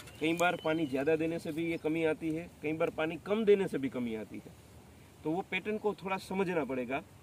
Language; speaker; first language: Hindi; native; Hindi